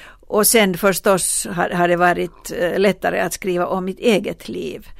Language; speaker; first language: Swedish; non-native, local second language; Finnish